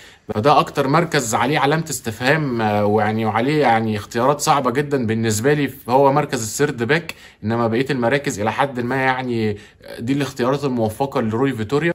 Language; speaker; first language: Arabic; native; Arabic